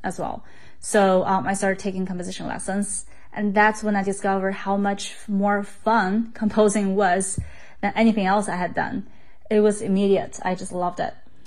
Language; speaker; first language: English; non-native, fluent; Chinese